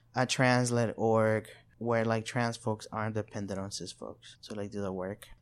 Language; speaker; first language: English; non-native, fluent; Spanish